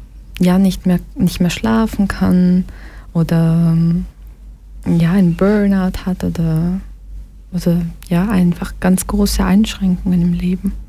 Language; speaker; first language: German; early bilingual, other home language; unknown